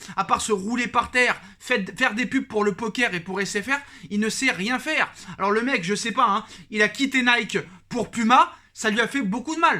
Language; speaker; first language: French; native; French